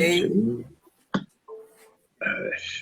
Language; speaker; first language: Spanish; native; Spanish